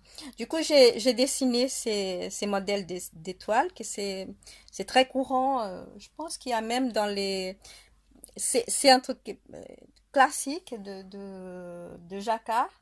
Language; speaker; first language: French; non-native, fluent; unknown